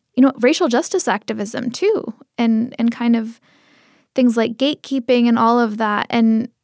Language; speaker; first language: English; early bilingual, other home language; Tamil